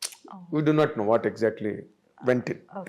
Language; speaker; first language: Telugu; native; Telugu